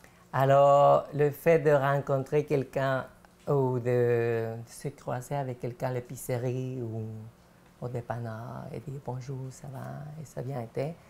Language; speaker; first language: French; non-native, fluent; Spanish